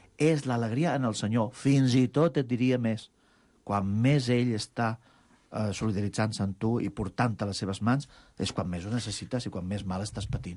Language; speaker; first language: Catalan; non-native, local second language; Spanish